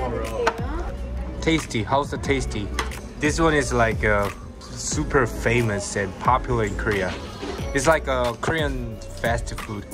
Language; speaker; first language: English; non-native, learner; Korean